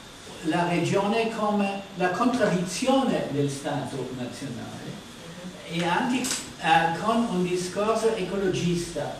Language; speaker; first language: Italian; non-native, fluent; German